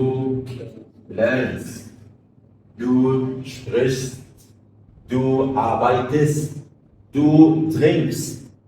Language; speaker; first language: German; non-native, fluent; Arabic